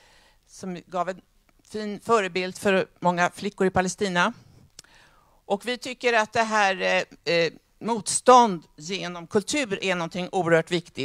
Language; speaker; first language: Swedish; native; Swedish